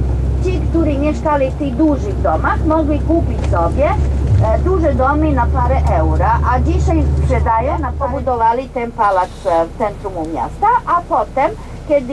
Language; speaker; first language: Polish; non-native, learner; Serbian